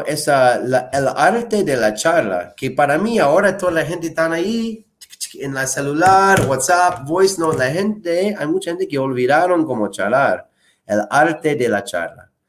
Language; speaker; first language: Spanish; non-native, fluent; English